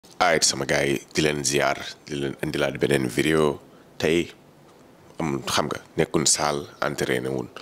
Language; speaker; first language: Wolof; early bilingual, heritage; Wolof